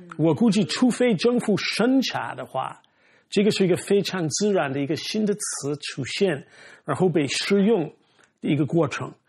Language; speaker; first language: Chinese; non-native, fluent; English